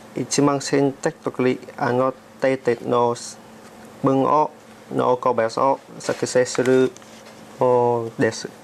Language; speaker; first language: Japanese; non-native, learner; Vietnamese